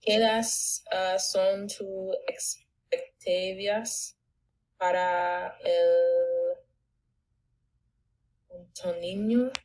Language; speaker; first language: Spanish; non-native, learner; English